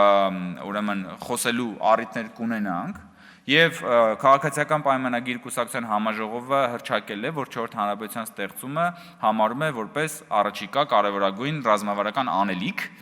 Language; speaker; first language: Armenian; native; Armenian